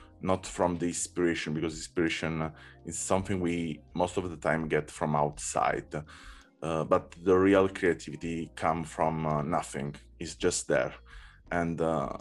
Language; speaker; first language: English; non-native, learner; Italian